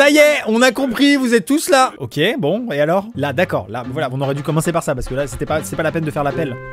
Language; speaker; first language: French; native; French